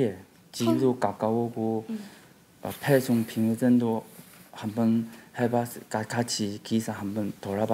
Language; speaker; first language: Korean; non-native, learner; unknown